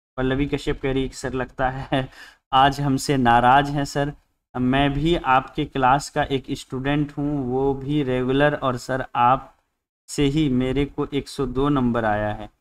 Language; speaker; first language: Hindi; native; Hindi